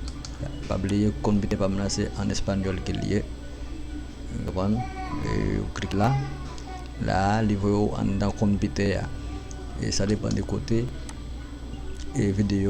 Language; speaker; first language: French; non-native, learner; Haitian Creole